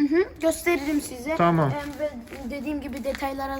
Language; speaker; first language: Turkish; early bilingual, heritage; Turkish